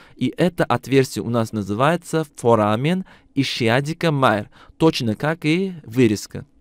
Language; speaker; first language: Russian; non-native, local second language; Uzbek